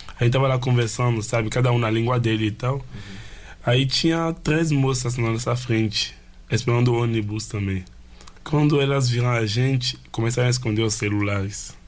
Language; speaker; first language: Portuguese; non-native, fluent; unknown